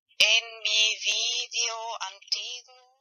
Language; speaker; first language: Spanish; non-native, fluent; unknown